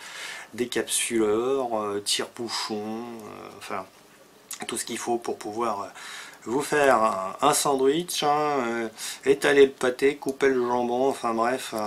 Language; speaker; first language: French; native; French